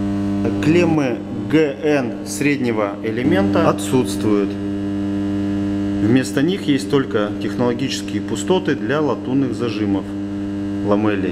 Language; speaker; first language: Russian; native; Russian